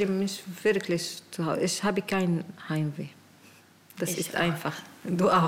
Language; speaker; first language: German; non-native, learner; Arabic